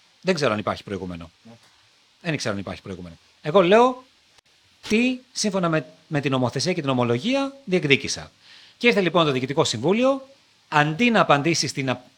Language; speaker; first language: Greek; native; Greek